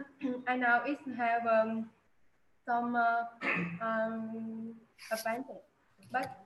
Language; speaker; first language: English; non-native, learner; Vietnamese